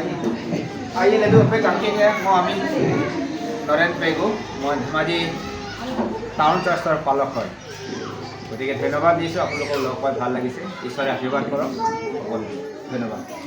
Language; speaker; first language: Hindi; non-native, local second language; Assamese